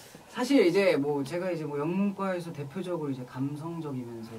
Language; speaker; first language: Korean; native; Korean